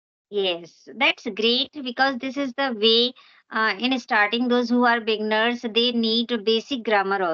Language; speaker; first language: English; non-native, local second language; Hindi